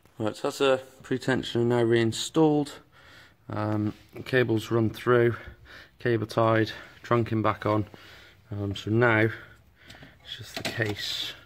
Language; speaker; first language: English; native; English